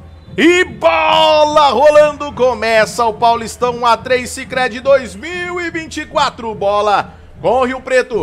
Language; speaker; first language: Portuguese; native; Portuguese